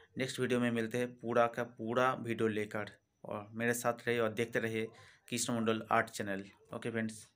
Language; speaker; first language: Hindi; non-native, local second language; Bangla